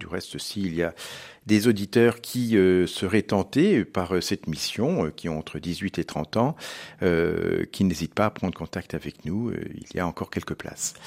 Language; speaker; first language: French; native; French